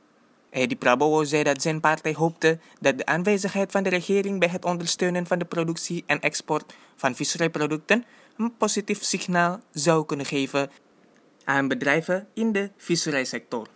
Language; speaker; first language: Dutch; non-native, fluent; Indonesian